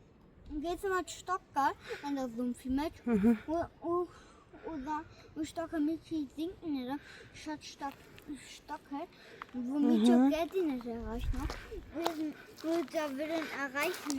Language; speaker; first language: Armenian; early bilingual, heritage; Armenian